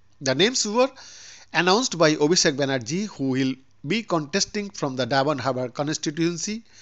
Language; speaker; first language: English; non-native, local second language; Bangla